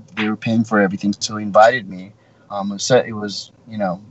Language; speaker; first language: English; native; English